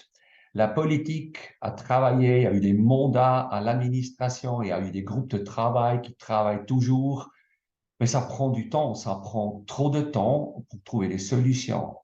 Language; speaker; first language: French; non-native, local second language; German